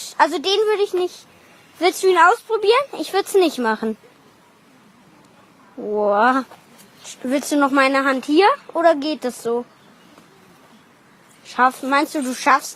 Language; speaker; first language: German; native; German